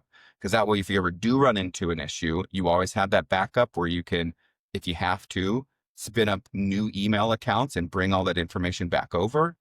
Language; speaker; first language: English; native; English